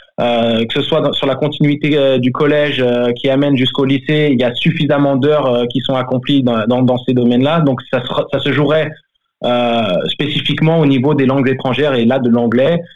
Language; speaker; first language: French; native; French